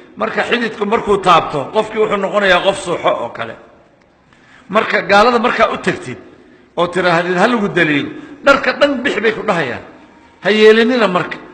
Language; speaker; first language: Somali; native; Somali